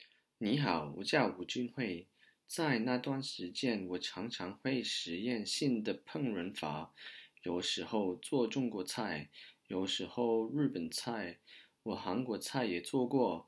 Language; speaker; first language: Chinese; non-native, learner; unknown